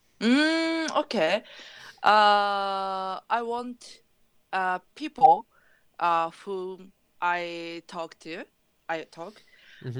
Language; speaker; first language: English; non-native, learner; Japanese